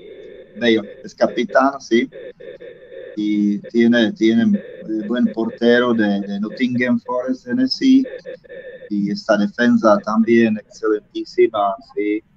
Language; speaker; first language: Spanish; non-native, fluent; Czech